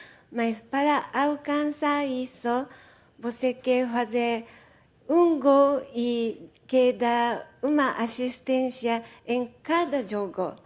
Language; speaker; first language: Portuguese; non-native, fluent; Japanese